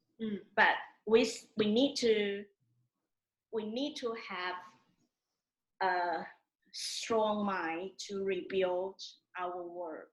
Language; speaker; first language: English; non-native, learner; Chinese